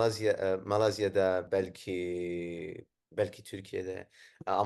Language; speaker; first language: Turkish; non-native, learner; Arabic